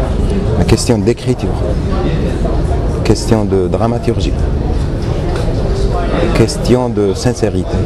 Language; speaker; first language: French; non-native, local second language; Arabic